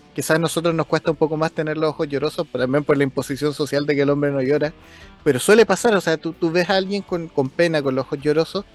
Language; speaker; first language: Spanish; native; Spanish